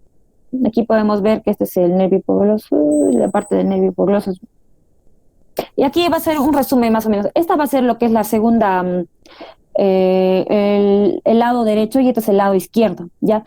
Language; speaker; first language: Spanish; native; Spanish